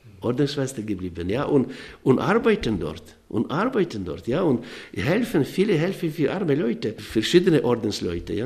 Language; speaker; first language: German; non-native, learner; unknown